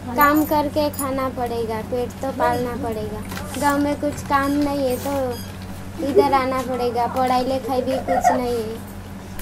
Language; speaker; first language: Hindi; non-native, learner; Nepali